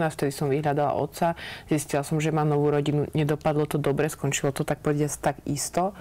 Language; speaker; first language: Slovak; native; Slovak